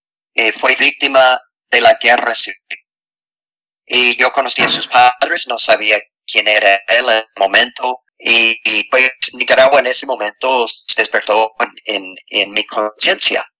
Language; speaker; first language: Spanish; non-native, fluent; English